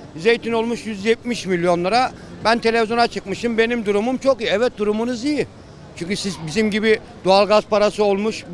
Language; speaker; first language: Turkish; non-native, local second language; Kurdish